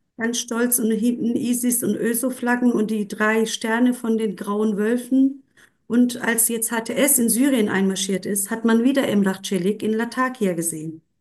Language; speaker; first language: German; non-native, fluent; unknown